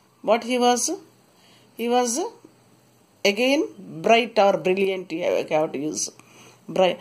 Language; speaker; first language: English; non-native, local second language; Telugu